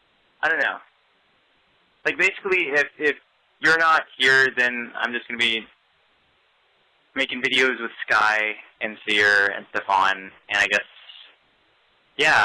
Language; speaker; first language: English; native; English